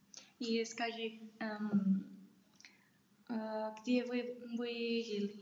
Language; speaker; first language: Russian; non-native, learner; Spanish